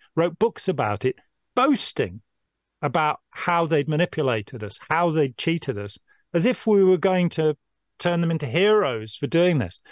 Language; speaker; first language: English; native; English